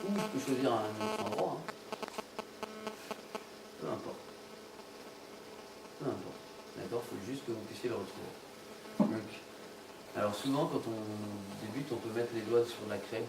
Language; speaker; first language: French; native; French